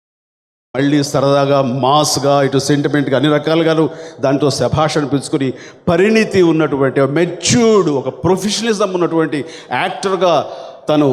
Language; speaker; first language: Telugu; native; Telugu